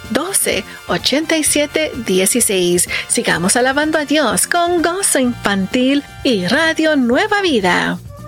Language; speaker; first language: Spanish; native; Spanish